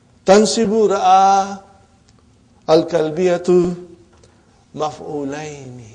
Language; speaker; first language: Arabic; non-native, fluent; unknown